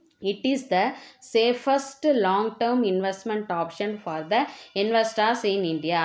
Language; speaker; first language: English; non-native, local second language; Tamil